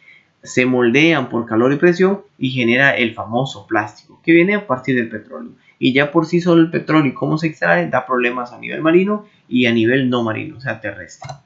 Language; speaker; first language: Spanish; native; Spanish